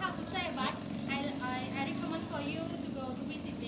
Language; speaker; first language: English; non-native, learner; Khmer